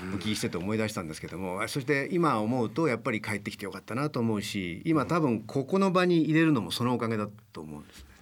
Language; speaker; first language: Japanese; native; Japanese